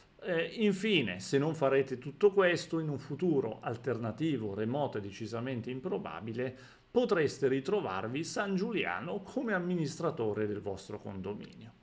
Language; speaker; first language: Italian; native; Italian